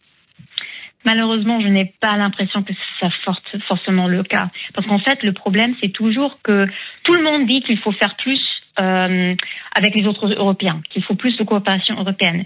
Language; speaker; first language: French; non-native, fluent; German